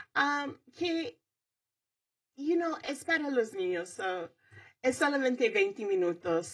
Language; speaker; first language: Spanish; early bilingual, heritage; Spanish